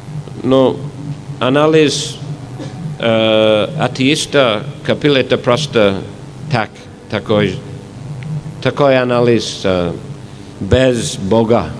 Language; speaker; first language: Russian; non-native, fluent; English